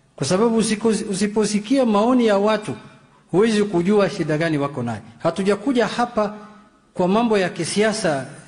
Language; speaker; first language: Swahili; non-native, local second language; Luo (Kenya and Tanzania)